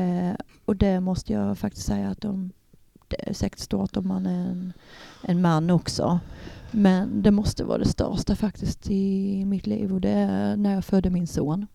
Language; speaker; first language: Swedish; native; Swedish